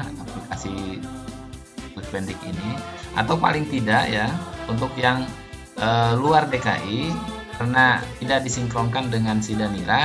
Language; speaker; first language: Indonesian; native; Indonesian